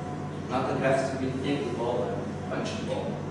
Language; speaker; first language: English; non-native, learner; Portuguese